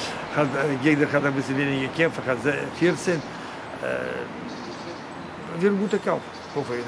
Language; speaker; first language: German; non-native, learner; Russian